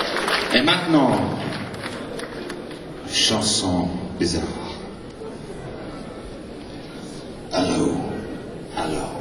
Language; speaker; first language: French; non-native, learner; English